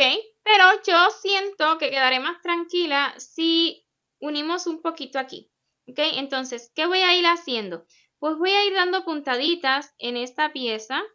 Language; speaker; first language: Spanish; native; Spanish